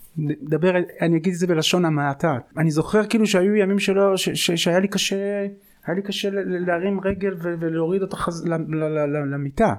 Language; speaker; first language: Hebrew; native; Hebrew